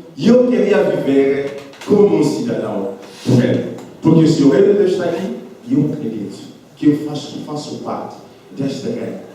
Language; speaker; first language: Portuguese; non-native, fluent; Lingala